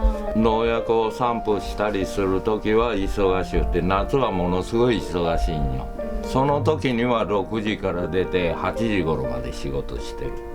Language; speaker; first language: Japanese; native; Japanese